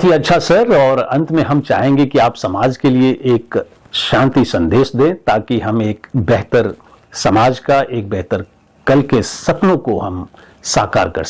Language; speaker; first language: Hindi; native; Hindi